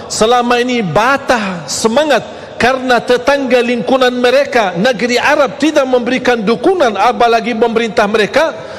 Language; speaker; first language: Malay; non-native, fluent; Arabic